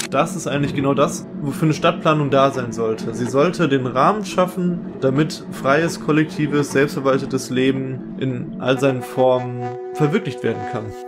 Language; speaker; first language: German; native; German